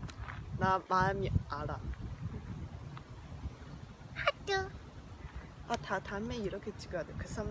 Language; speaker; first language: Korean; non-native, learner; Chinese